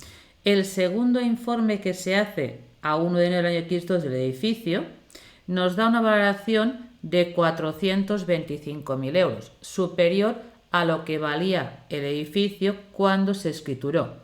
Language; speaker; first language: Spanish; native; Spanish